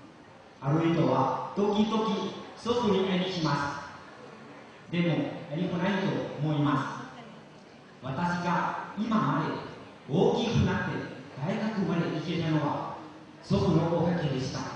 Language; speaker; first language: Japanese; non-native, learner; Lao